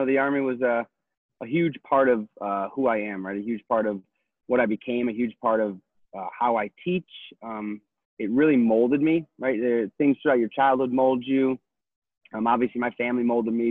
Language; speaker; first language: English; native; English